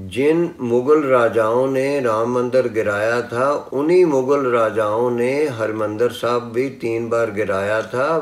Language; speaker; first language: Hindi; non-native, local second language; Punjabi